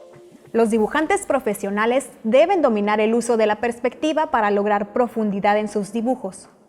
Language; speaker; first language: Spanish; native; Spanish